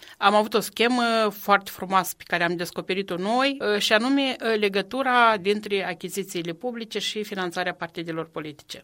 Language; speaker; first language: Romanian; native; Romanian